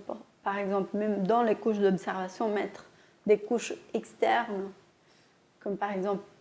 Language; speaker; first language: French; non-native, fluent; Portuguese